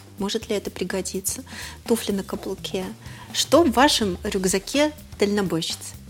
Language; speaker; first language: Russian; native; Russian